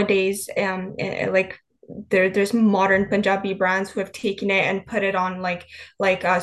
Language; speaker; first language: English; native; English